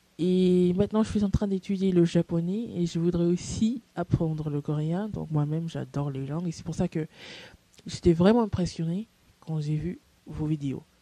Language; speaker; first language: French; non-native, fluent; English